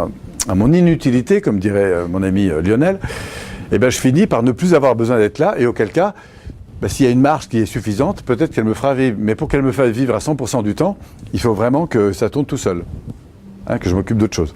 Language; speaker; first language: French; native; French